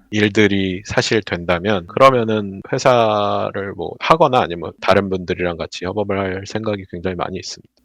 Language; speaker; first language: Korean; native; Korean